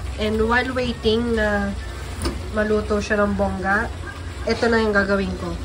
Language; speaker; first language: Filipino; native; Filipino